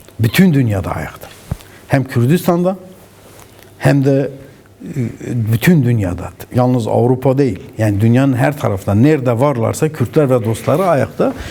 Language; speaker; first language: Turkish; non-native, local second language; Kurdish